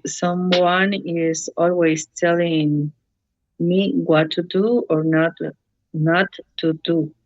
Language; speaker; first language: English; non-native, learner; Spanish